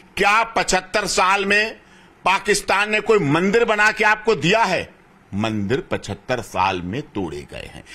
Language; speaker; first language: Hindi; native; Hindi